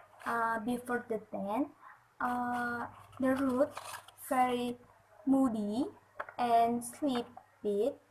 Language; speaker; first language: English; non-native, learner; Indonesian